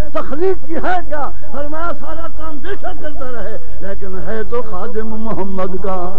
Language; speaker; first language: Urdu; non-native, local second language; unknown